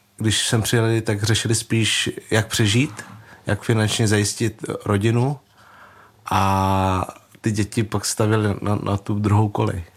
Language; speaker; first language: Czech; early bilingual, other home language; Vietnamese